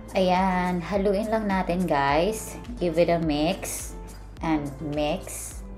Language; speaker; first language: Filipino; non-native, local second language; Bikol